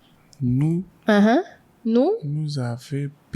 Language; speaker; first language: French; non-native, learner; English